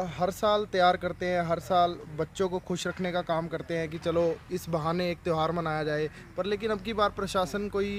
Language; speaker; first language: Hindi; native; Hindi